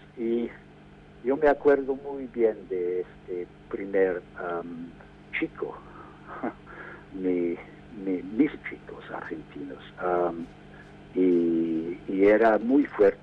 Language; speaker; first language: Spanish; non-native, fluent; English